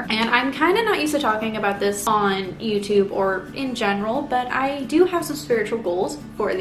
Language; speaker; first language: English; native; English